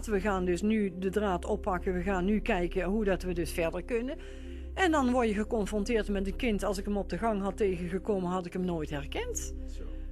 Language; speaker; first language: Dutch; native; Dutch